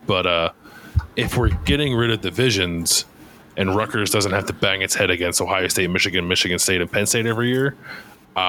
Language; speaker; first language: English; native; English